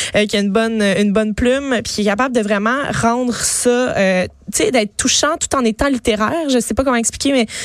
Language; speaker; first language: French; native; French